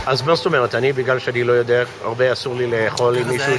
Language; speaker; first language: Hebrew; non-native, fluent; English